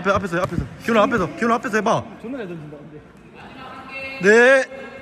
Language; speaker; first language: Korean; native; Korean